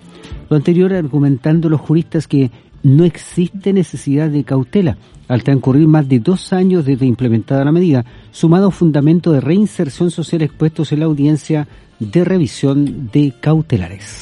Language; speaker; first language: Spanish; native; Spanish